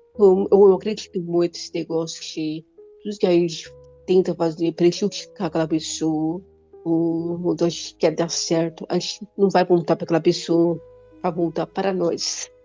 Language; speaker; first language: Portuguese; non-native, local second language; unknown